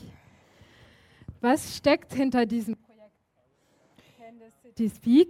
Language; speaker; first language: German; native; German